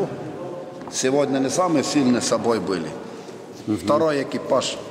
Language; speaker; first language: Russian; non-native, fluent; Estonian